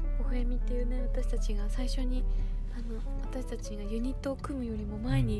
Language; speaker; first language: Japanese; native; Japanese